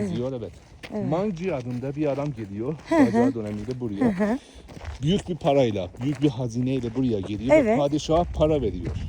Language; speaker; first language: Turkish; non-native, learner; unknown